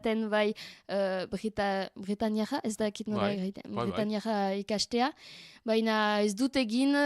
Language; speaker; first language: Basque; non-native, learner; French